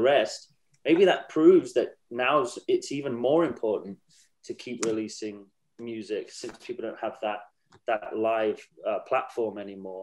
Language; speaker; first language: English; native; English